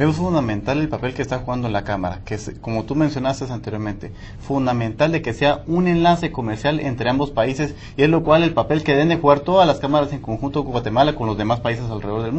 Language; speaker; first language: Spanish; native; Spanish